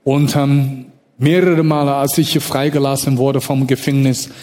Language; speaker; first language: German; non-native, fluent; Chinese